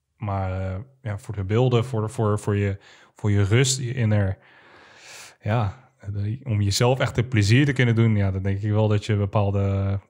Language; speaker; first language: Dutch; early bilingual, other home language; Arabic